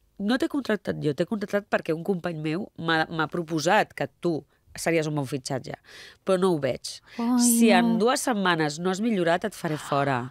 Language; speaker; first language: Catalan; non-native, local second language; Spanish